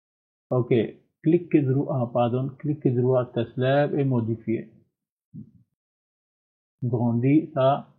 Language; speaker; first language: French; non-native, learner; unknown